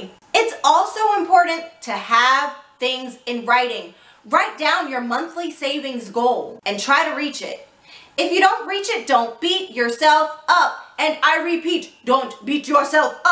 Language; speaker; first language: English; native; English